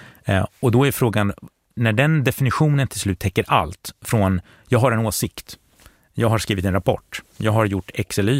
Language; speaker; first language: Swedish; native; Swedish